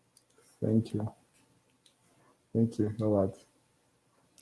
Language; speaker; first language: English; non-native, learner; Portuguese